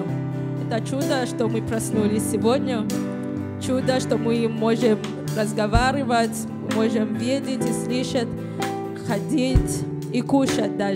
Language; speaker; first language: Russian; non-native, learner; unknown